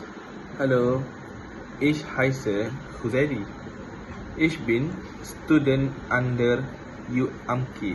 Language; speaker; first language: German; non-native, learner; Malay